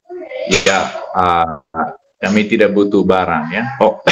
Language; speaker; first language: Indonesian; non-native, fluent; English